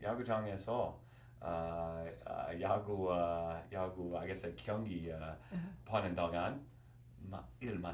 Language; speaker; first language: Korean; non-native, learner; English